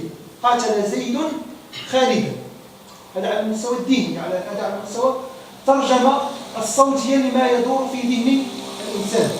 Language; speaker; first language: Arabic; native; Arabic